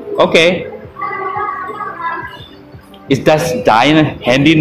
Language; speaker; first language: German; non-native, fluent; Indonesian